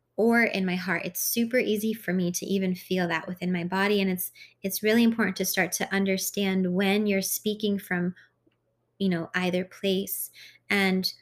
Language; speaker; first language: English; early bilingual, other home language; Hungarian